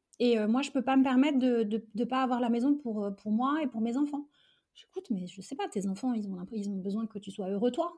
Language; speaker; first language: French; early bilingual, other home language; Arabic